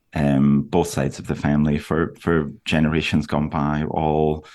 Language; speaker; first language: English; native; English